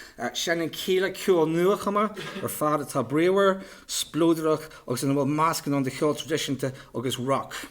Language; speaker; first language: Irish; native; Irish